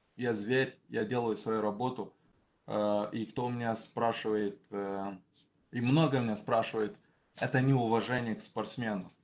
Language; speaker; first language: Russian; non-native, local second language; Romanian